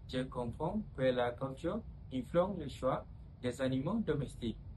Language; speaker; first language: French; non-native, learner; Malay